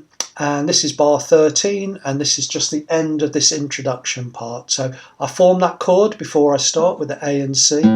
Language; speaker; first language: English; native; English